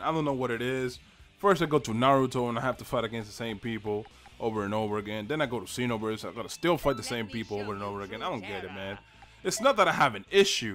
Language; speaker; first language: English; native; English